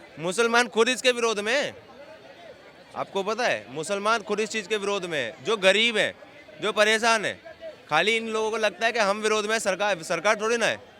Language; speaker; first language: Hindi; native; Hindi